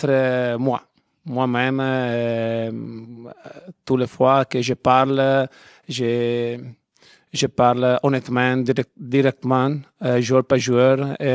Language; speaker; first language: French; non-native, learner; Italian